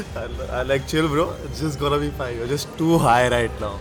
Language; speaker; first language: English; non-native, local second language; Marathi